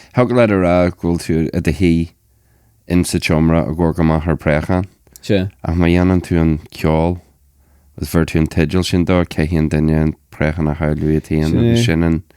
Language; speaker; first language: Irish; native; Irish